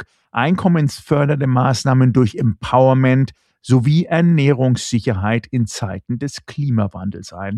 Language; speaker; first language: German; native; German